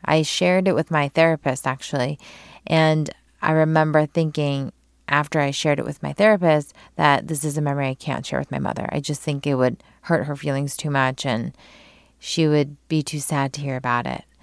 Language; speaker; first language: English; early bilingual, other home language; Korean